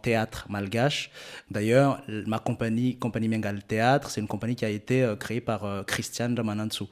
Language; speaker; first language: French; non-native, local second language; Malagasy